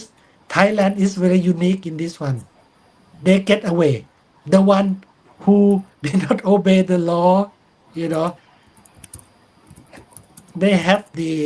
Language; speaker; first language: English; non-native, fluent; Thai